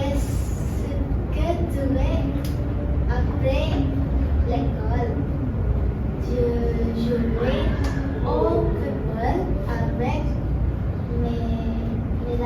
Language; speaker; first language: French; non-native, learner; Indonesian